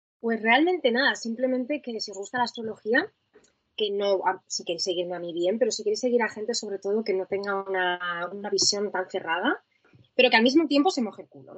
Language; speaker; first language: Spanish; native; Spanish